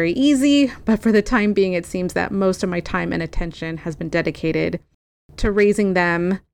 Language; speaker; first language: English; early bilingual, other home language; Spanish